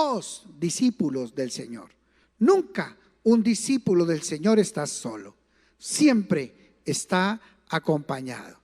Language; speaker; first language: Spanish; native; Spanish